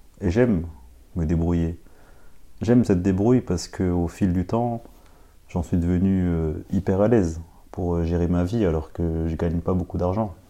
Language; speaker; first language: French; early bilingual, other home language; Khmer